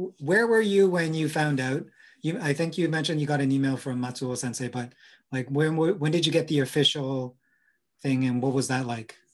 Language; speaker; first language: English; native; English